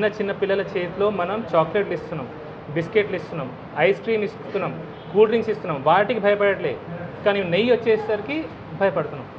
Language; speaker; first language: Telugu; non-native, fluent; Hindi